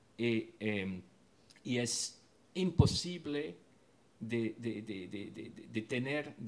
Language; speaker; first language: Spanish; non-native, fluent; French